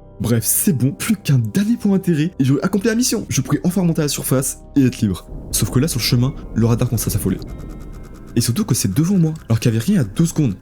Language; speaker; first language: French; native; French